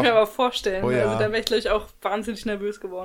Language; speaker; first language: German; native; German